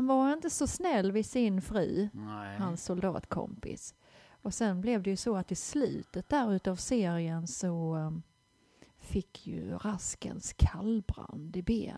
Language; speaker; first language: Swedish; native; Swedish